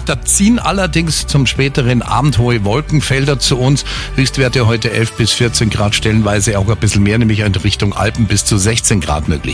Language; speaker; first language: German; native; German